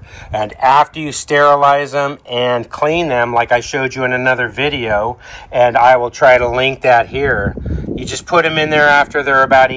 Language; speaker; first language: English; native; English